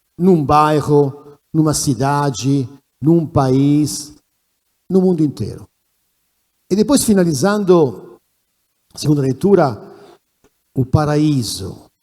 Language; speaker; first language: Portuguese; non-native, fluent; Italian